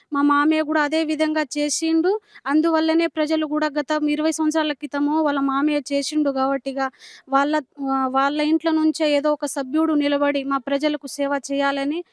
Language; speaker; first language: Telugu; non-native, local second language; Lambadi